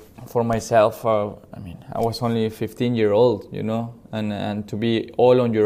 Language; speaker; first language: English; non-native, fluent; Spanish